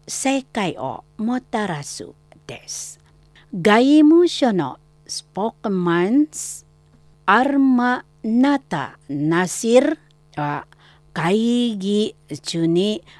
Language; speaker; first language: Japanese; non-native, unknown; Indonesian